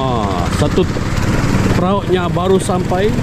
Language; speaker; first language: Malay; non-native, local second language; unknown